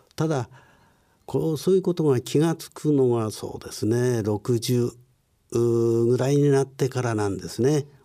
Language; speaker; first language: Japanese; native; Japanese